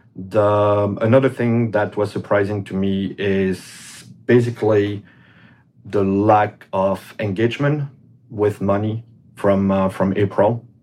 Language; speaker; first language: English; non-native, fluent; French